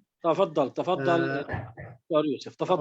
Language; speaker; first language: Arabic; native; Arabic